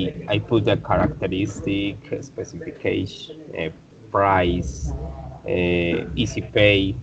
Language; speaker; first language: English; non-native, learner; Spanish